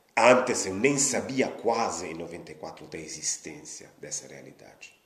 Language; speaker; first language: Portuguese; non-native, fluent; Italian